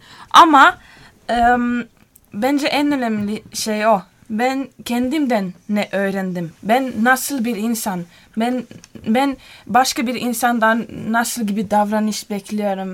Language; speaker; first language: Turkish; non-native, learner; Finnish